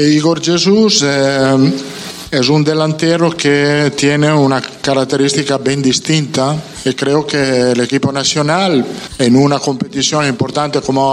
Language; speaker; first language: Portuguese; non-native, learner; Italian